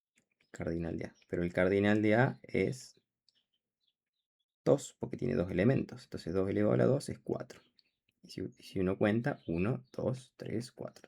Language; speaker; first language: Spanish; native; Spanish